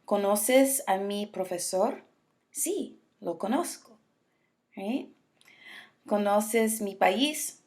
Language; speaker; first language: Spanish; non-native, learner; English